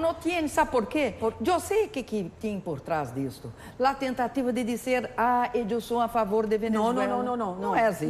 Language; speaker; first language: Spanish; non-native, learner; Portuguese